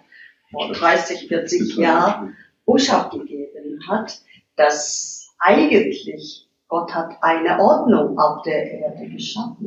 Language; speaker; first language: German; non-native, learner; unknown